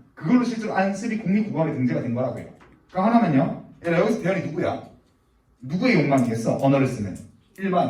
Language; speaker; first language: Korean; native; Korean